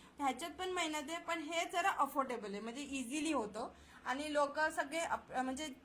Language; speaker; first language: Marathi; non-native, local second language; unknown